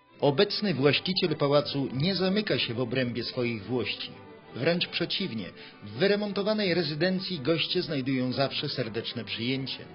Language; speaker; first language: Polish; native; Polish